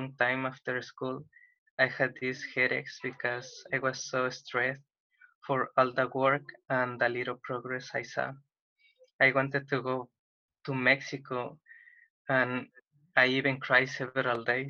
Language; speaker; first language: English; non-native, fluent; Spanish